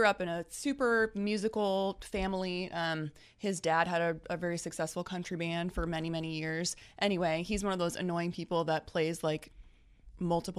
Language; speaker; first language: English; native; English